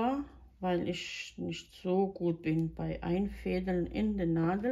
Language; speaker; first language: German; non-native, fluent; Croatian